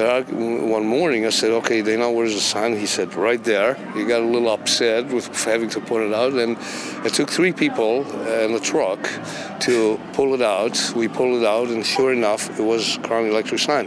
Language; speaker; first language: English; non-native, fluent; Romanian